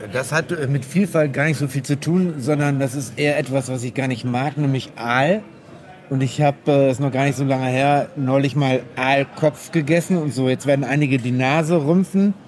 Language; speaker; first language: German; native; German